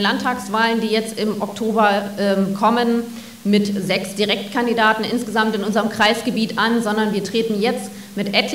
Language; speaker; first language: German; native; German